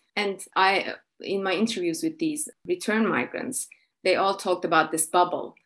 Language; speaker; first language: English; non-native, fluent; Turkish